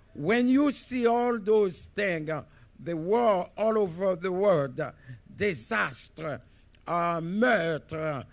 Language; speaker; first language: English; non-native, fluent; Haitian Creole